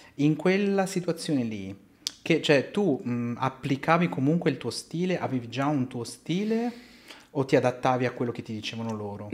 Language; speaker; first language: Italian; native; Italian